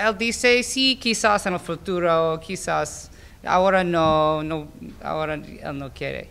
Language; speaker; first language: Spanish; non-native, learner; English